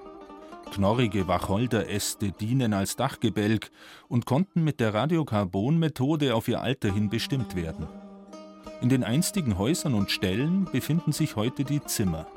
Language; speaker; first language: German; native; German